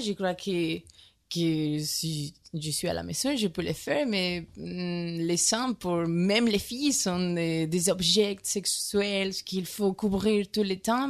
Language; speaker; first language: French; non-native, learner; Spanish